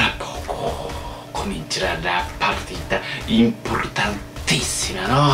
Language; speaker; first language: Italian; non-native, learner; Japanese